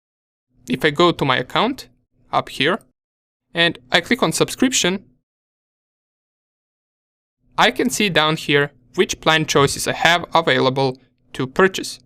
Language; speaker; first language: English; non-native, fluent; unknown